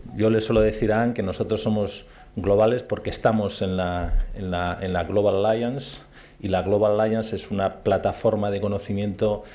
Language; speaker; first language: Spanish; native; Spanish